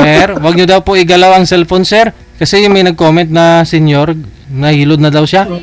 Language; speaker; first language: Filipino; native; Filipino